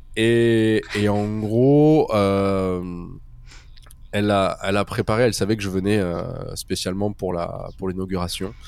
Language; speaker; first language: French; native; French